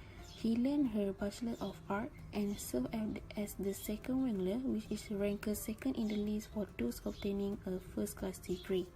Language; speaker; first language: English; non-native, local second language; Malay